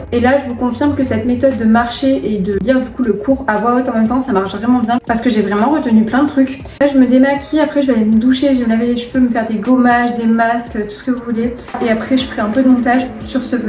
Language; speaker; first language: French; native; French